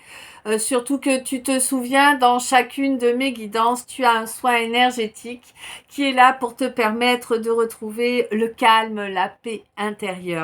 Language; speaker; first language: French; native; French